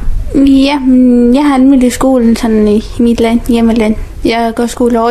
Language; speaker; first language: Danish; non-native, learner; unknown